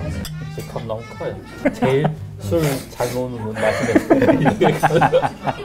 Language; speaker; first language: Korean; non-native, learner; Chinese